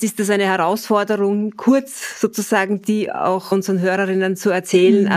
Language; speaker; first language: German; native; German